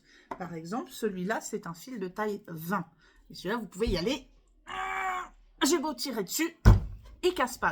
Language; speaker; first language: French; native; French